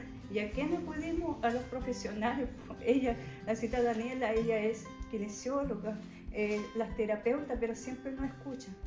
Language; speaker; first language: Spanish; native; Spanish